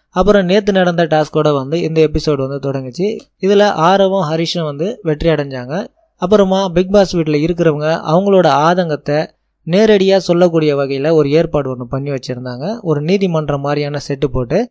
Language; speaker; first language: Tamil; native; Tamil